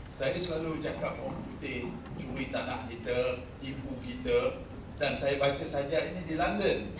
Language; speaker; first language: Malay; native; Malay